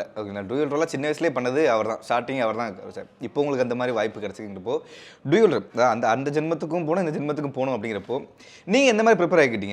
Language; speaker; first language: Tamil; native; Tamil